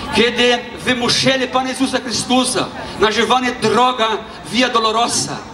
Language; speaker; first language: Polish; non-native, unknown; Portuguese